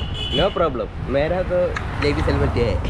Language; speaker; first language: Hindi; non-native, local second language; Malayalam